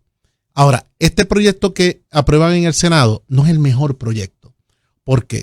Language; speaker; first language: Spanish; native; Spanish